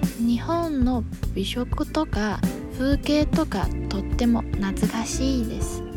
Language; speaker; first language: Japanese; non-native, learner; Chinese